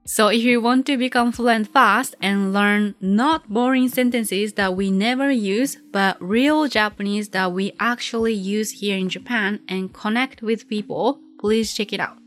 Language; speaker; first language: English; non-native, fluent; Japanese